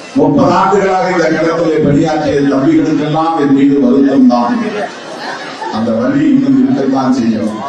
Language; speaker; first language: Tamil; native; Tamil